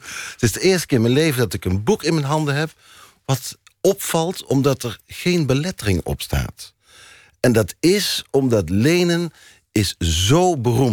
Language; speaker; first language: Dutch; native; Dutch